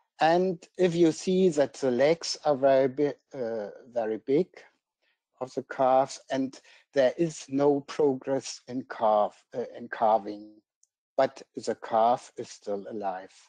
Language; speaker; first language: English; non-native, fluent; German